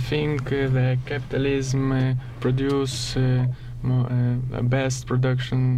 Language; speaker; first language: English; non-native, learner; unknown